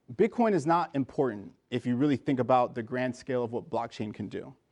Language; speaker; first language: English; native; English